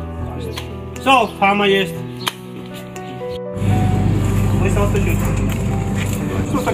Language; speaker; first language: German; non-native, learner; Punjabi